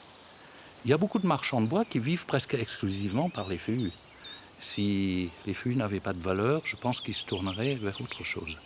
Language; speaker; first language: French; native; French